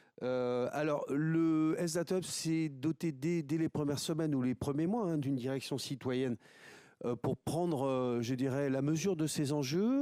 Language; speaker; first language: French; native; French